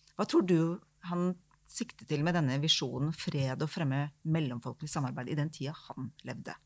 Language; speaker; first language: Norwegian; native; Norwegian